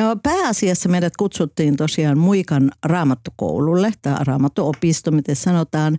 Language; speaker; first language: Finnish; native; Finnish